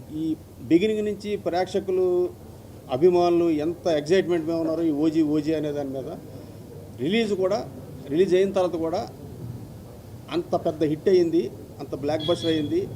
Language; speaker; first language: Telugu; native; Telugu